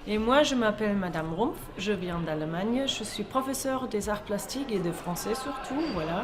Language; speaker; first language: French; non-native, fluent; German